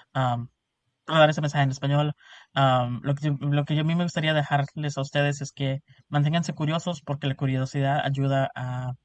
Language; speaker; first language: Spanish; early bilingual, heritage; Spanish